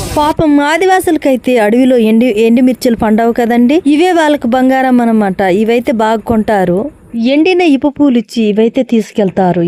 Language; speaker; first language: Telugu; non-native, local second language; Koya